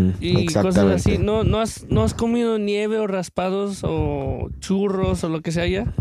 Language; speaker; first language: Spanish; early bilingual, other home language; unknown